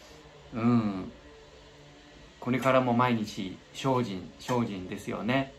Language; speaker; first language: Japanese; non-native, fluent; Chinese